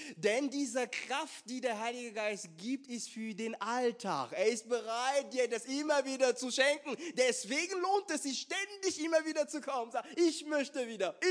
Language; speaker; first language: German; non-native, fluent; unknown